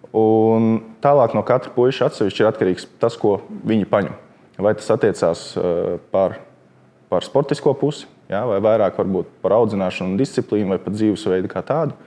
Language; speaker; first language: Latvian; native; Latvian